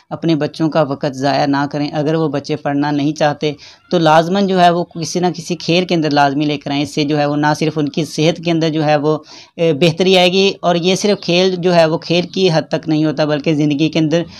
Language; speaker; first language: Urdu; non-native, local second language; Punjabi